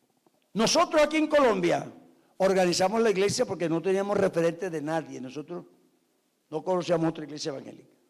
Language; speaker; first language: Spanish; native; Spanish